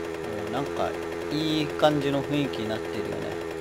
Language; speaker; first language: Japanese; native; Japanese